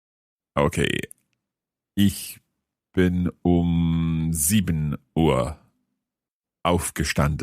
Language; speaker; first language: German; non-native, fluent; English